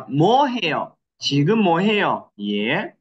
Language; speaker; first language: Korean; non-native, fluent; Kyrgyz